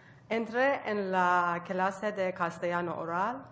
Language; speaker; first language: Spanish; non-native, learner; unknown